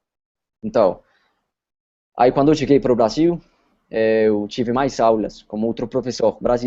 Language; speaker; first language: Portuguese; non-native, fluent; Spanish